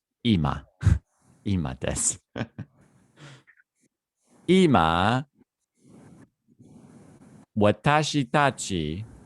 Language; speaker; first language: Japanese; non-native, learner; English